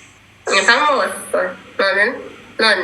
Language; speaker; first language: Korean; non-native, learner; Filipino